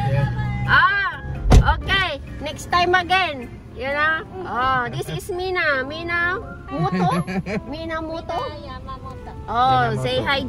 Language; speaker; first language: English; non-native, learner; Filipino